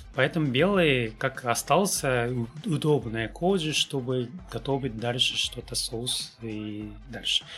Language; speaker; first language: Russian; non-native, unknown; Japanese